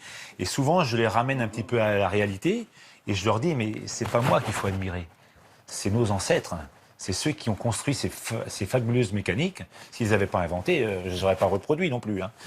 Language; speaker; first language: French; native; French